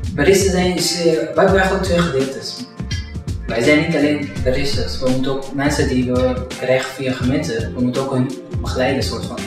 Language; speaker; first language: Dutch; non-native, fluent; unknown